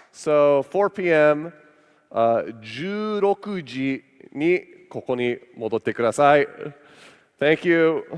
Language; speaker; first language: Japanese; non-native, local second language; English